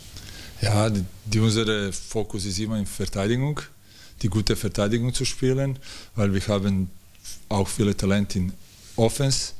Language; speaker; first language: German; non-native, learner; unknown